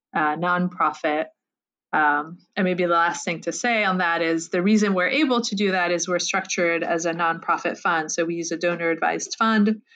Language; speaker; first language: English; non-native, fluent; French